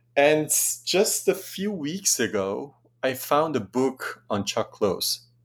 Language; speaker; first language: English; non-native, fluent; Persian